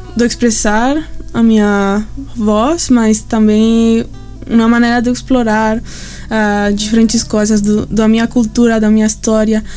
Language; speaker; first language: Portuguese; non-native, learner; English